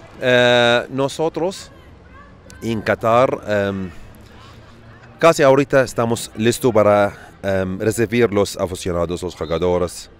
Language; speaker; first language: Spanish; non-native, learner; Arabic